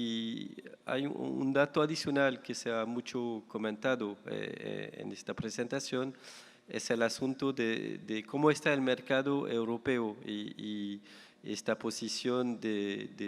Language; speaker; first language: Spanish; non-native, fluent; French